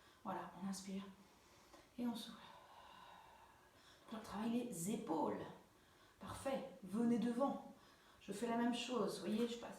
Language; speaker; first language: French; native; French